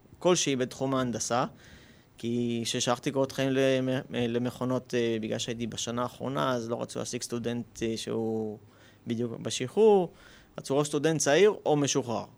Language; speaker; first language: Hebrew; early bilingual, other home language; Russian